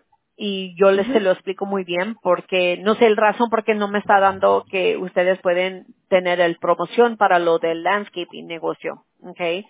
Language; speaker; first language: Spanish; early bilingual, heritage; Spanish